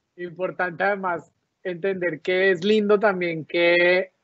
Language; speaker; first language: Spanish; native; Spanish